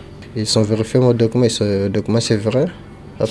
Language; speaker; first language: French; non-native, learner; Bambara